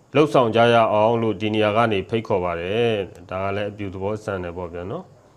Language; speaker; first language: Burmese; native; Burmese